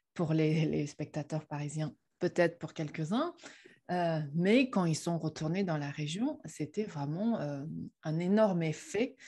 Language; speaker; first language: French; non-native, fluent; Chinese